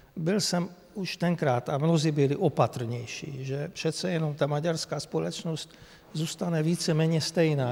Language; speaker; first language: Czech; non-native, fluent; Hungarian